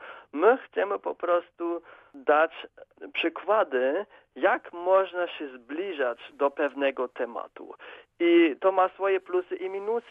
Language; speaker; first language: Polish; non-native, fluent; German